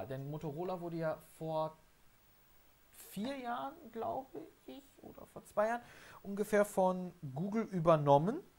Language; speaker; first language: German; native; German